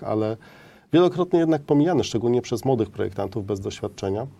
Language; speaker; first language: Polish; native; Polish